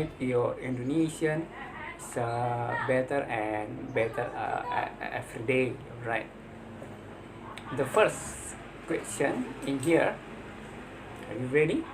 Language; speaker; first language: English; non-native, learner; Indonesian